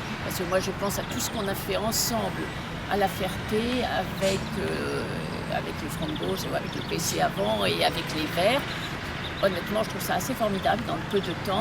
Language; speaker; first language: French; native; French